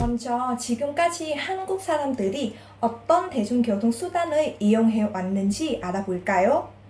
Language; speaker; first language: Korean; non-native, fluent; Vietnamese